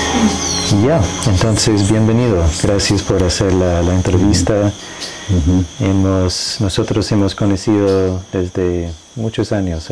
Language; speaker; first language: Spanish; non-native, fluent; English